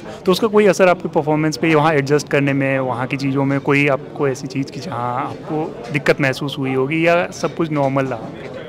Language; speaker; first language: Hindi; native; Hindi